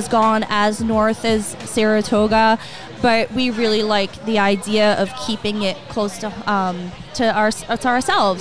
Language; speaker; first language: English; native; English